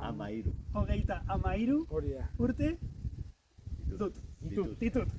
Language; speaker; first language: Basque; non-native, local second language; Spanish